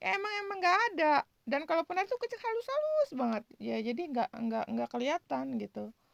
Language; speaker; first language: Indonesian; native; Indonesian